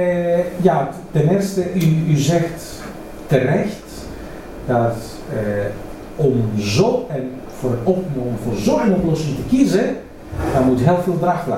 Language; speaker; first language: Dutch; non-native, fluent; Greek